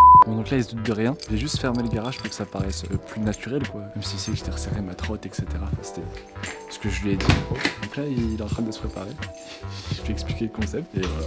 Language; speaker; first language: French; native; French